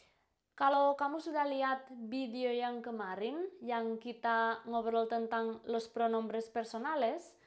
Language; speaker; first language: Indonesian; non-native, fluent; Spanish